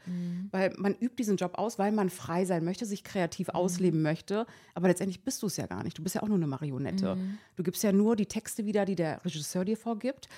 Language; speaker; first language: German; early bilingual, other home language; Persian